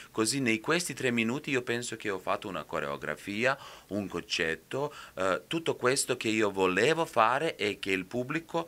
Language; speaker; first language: Italian; non-native, fluent; Serbian